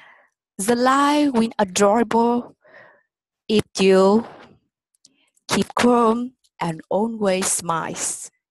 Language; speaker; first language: English; non-native, learner; Vietnamese